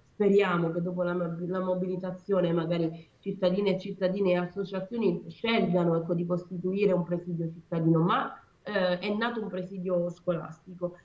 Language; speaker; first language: Italian; native; Italian